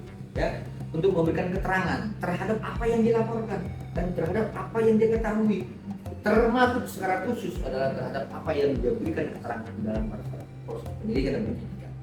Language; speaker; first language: Indonesian; native; Indonesian